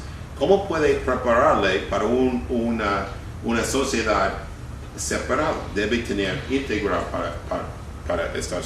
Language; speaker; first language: Spanish; non-native, fluent; English